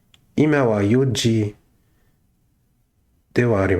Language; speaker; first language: Japanese; non-native, learner; French